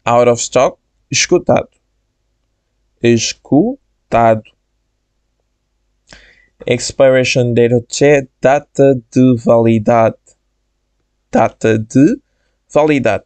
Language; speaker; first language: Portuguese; non-native, fluent; Bangla